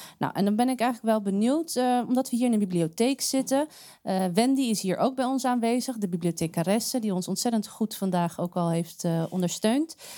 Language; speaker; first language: Dutch; native; Dutch